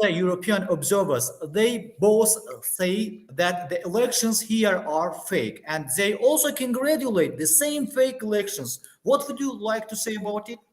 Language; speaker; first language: English; non-native, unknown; Azerbaijani